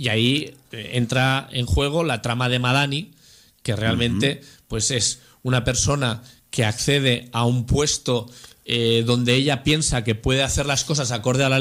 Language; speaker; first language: Spanish; native; Spanish